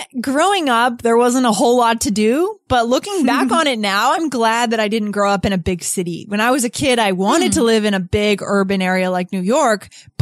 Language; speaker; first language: English; native; English